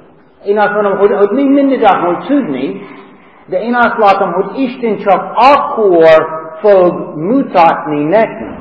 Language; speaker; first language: Hungarian; non-native, learner; English